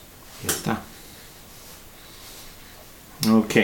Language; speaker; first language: Spanish; non-native, fluent; English